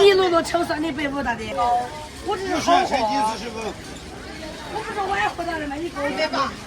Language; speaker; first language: Chinese; native; Chinese